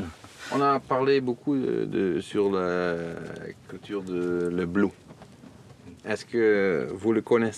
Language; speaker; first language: French; non-native, learner; Dutch